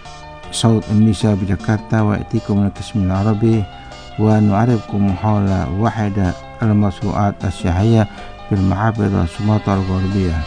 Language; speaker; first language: Arabic; non-native, fluent; Indonesian